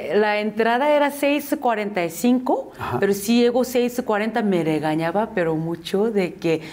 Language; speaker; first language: Spanish; non-native, fluent; Korean